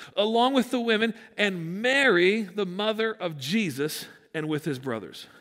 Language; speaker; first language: English; native; English